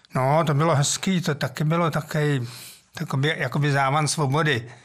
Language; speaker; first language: Czech; native; Czech